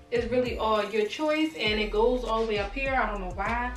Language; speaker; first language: English; native; English